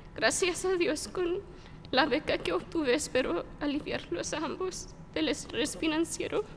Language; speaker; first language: Spanish; early bilingual, other home language; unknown